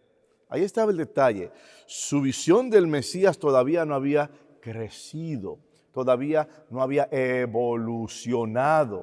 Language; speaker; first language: Spanish; native; Spanish